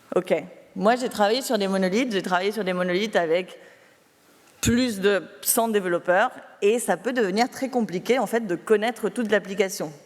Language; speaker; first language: French; non-native, fluent; Spanish